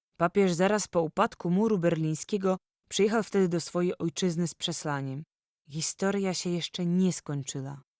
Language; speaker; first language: Polish; native; Polish